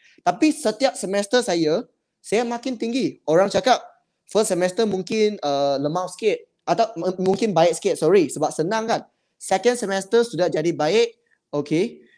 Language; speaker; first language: Malay; non-native, local second language; Chinese